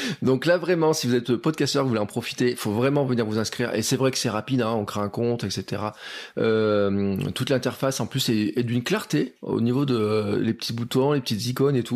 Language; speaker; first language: French; native; French